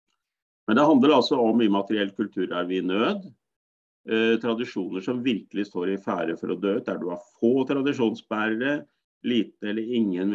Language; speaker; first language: Norwegian; native; Norwegian